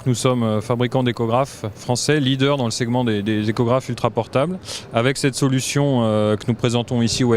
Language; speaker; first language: French; native; French